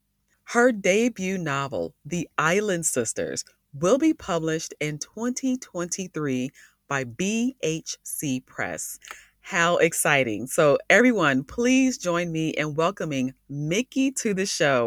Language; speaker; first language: English; native; English